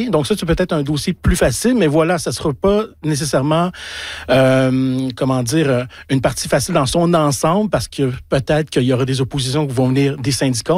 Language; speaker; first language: French; native; French